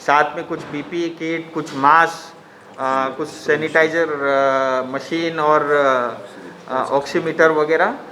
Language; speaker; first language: Hindi; non-native, local second language; Nepali